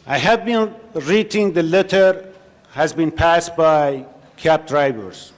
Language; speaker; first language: English; non-native, learner; Persian